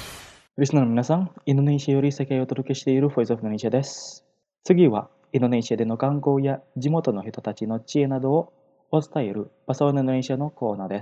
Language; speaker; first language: Japanese; non-native, fluent; Indonesian